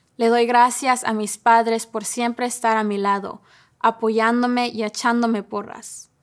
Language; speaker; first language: Spanish; early bilingual, heritage; Spanish